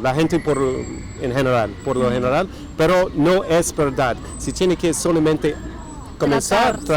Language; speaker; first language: Spanish; non-native, fluent; English